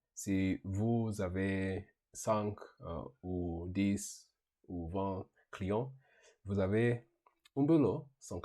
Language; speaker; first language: French; non-native, learner; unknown